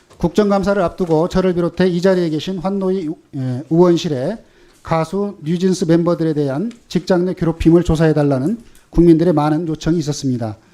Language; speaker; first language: Korean; native; Korean